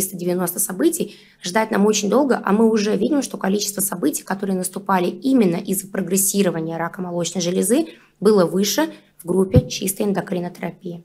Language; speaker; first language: Russian; native; Russian